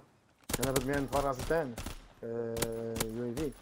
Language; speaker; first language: Polish; native; Polish